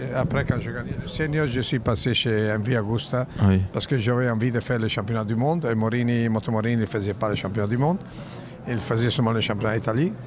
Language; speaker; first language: French; non-native, fluent; Italian